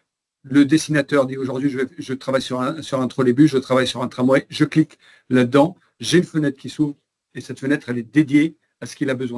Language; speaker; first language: French; native; French